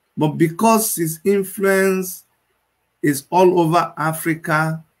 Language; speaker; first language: English; non-native, local second language; Igbo